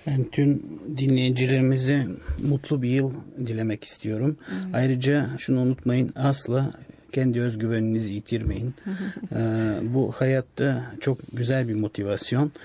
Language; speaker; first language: Turkish; non-native, fluent; Bulgarian